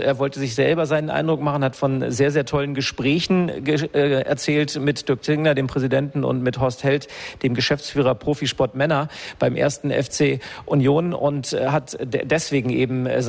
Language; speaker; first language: German; native; German